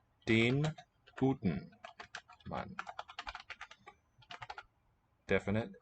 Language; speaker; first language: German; non-native, fluent; English